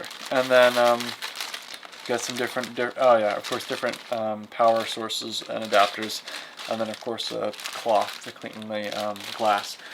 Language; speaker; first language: English; native; English